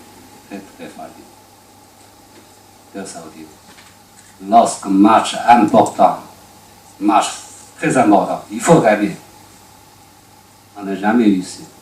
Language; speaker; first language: French; non-native, learner; Chinese